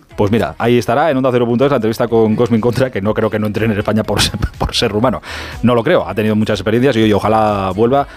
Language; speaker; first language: Spanish; native; Spanish